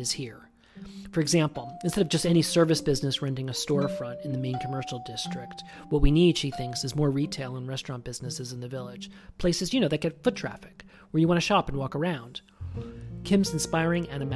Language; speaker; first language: English; native; English